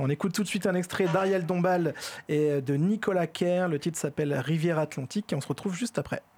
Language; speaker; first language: French; native; French